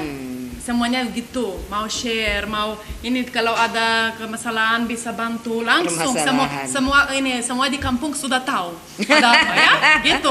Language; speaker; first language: Indonesian; non-native, learner; Lithuanian